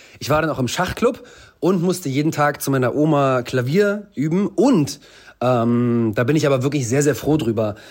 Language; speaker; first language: German; early bilingual, other home language; Russian